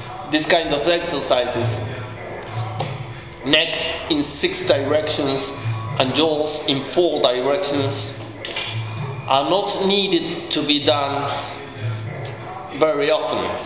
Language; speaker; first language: English; non-native, fluent; Spanish